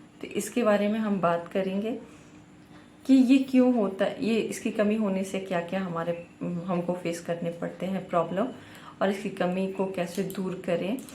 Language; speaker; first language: Hindi; native; Hindi